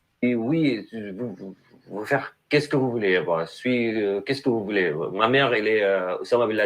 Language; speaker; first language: French; non-native, learner; Arabic